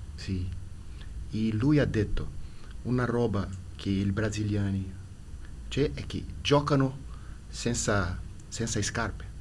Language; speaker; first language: Italian; non-native, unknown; Portuguese